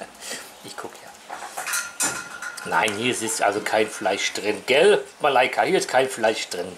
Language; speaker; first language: German; native; German